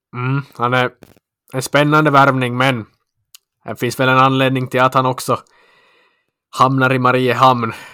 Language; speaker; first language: Swedish; native; Swedish